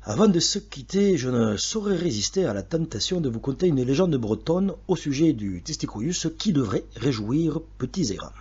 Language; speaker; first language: French; native; French